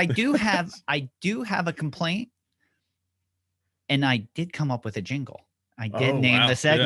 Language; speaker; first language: English; native; English